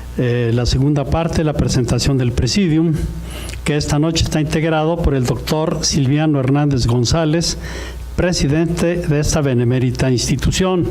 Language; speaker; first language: Spanish; native; Spanish